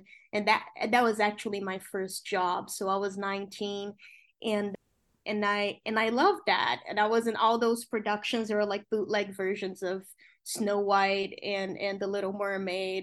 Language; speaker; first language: English; non-native, fluent; Portuguese